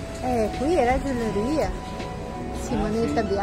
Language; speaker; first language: Italian; non-native, learner; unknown